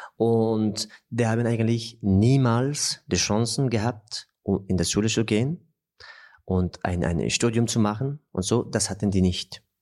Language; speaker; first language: German; non-native, fluent; Persian